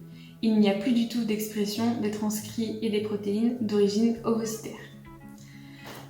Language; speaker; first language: French; native; French